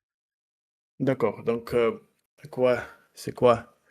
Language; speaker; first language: French; non-native, learner; Russian